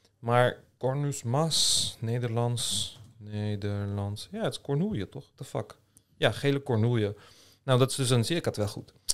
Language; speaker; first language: Dutch; early bilingual, other home language; Turkish